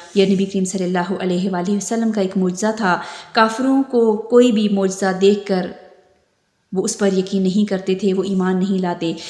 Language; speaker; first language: Urdu; native; Urdu